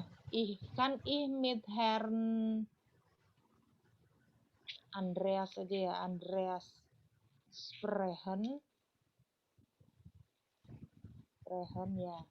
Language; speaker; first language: German; non-native, learner; Indonesian